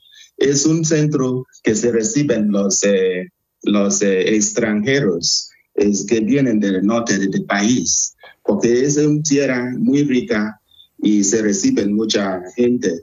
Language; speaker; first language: Spanish; non-native, fluent; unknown